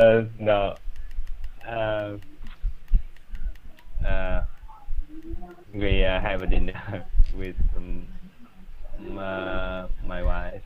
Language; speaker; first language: English; non-native, learner; Vietnamese